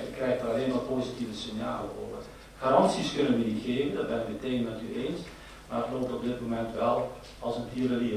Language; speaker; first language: Dutch; native; Dutch